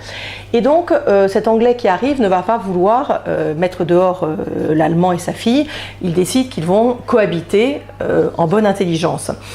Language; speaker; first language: French; native; French